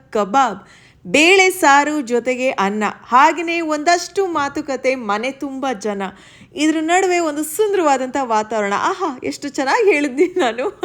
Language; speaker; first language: Kannada; non-native, local second language; Tulu